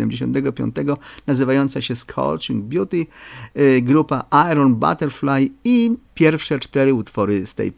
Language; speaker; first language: Polish; native; Polish